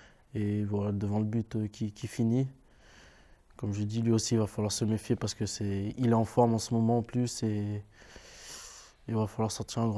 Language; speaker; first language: French; native; French